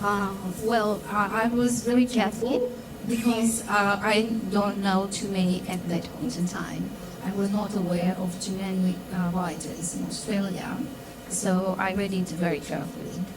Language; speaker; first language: English; non-native, fluent; Romanian